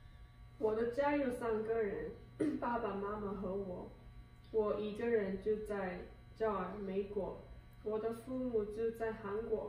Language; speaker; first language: Chinese; non-native, learner; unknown